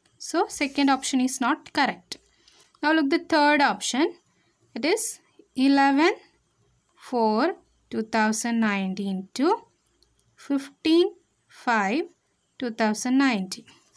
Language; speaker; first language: English; non-native, local second language; Malayalam